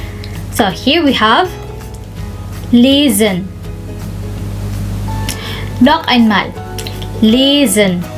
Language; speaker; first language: German; non-native, local second language; Filipino